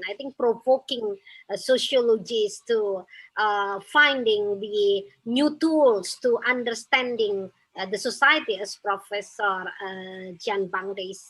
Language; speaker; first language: English; non-native, fluent; Indonesian